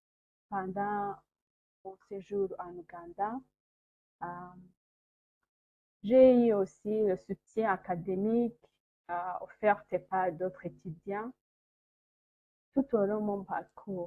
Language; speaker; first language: French; non-native, local second language; Kinyarwanda